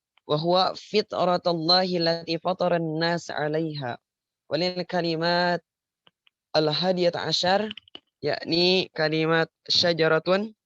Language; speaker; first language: Arabic; non-native, learner; Indonesian